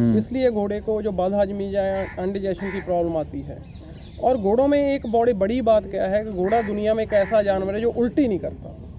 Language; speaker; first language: Hindi; non-native, local second language; Punjabi